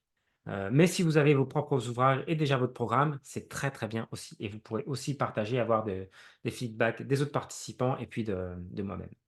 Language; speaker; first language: French; native; French